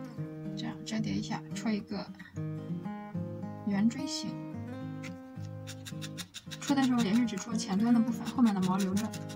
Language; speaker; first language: Chinese; native; Chinese